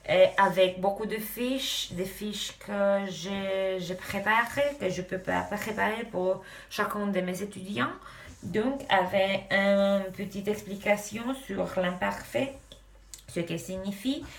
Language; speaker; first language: French; non-native, fluent; Romanian